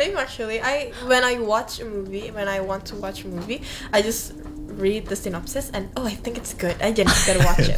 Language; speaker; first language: English; non-native, fluent; Indonesian